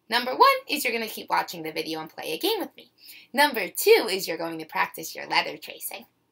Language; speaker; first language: English; native; English